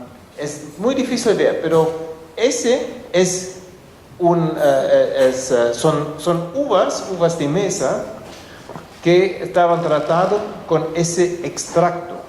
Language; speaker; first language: Spanish; non-native, fluent; German